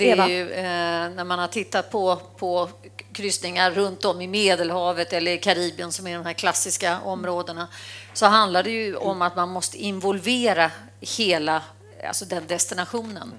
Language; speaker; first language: Swedish; native; Swedish